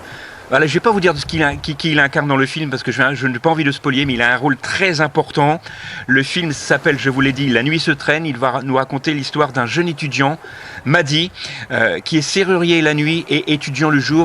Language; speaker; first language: French; native; French